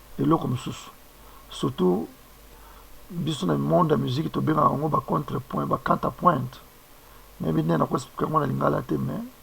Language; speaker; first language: Lingala; non-native, local second language; Kongo